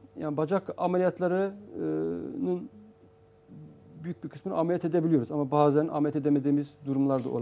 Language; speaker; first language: Turkish; native; Turkish